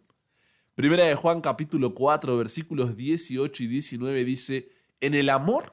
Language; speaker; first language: Spanish; native; Spanish